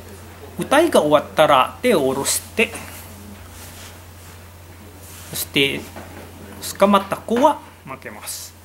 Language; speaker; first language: Japanese; non-native, learner; Indonesian